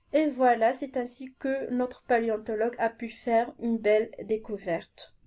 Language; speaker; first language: French; non-native, local second language; Arabic